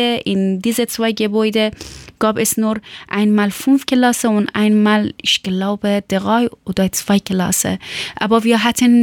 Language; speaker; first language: German; non-native, learner; Persian